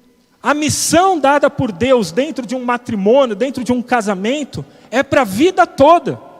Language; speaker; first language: Portuguese; native; Portuguese